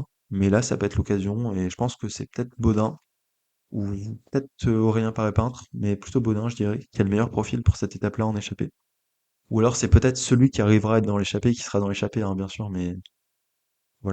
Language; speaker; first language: French; native; French